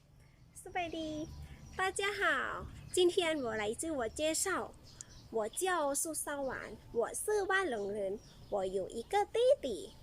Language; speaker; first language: Chinese; non-native, learner; Lao